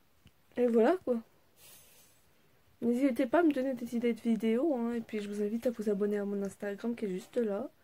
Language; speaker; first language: French; native; French